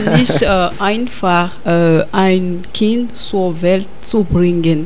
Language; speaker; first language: German; non-native, learner; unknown